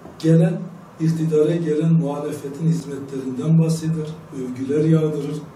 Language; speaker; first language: Turkish; non-native, local second language; Kurdish